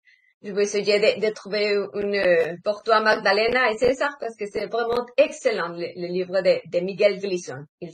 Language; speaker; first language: French; non-native, fluent; Spanish